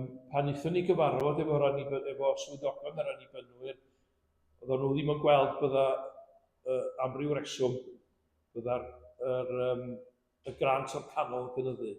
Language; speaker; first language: Welsh; native; Welsh